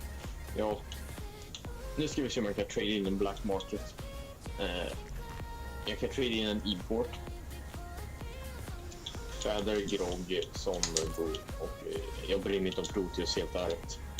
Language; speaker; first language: Swedish; native; Swedish